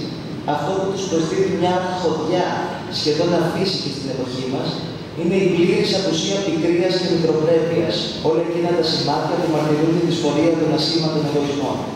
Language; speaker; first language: Greek; native; Greek